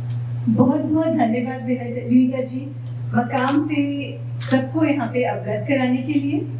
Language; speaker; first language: Hindi; native; Hindi